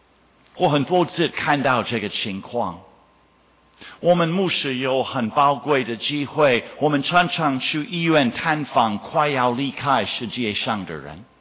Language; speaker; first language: Chinese; non-native, fluent; English